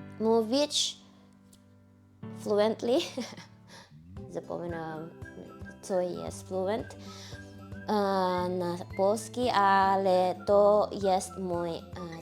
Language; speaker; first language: Polish; non-native, learner; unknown